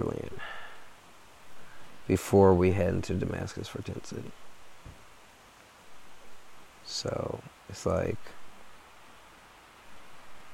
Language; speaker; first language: English; native; English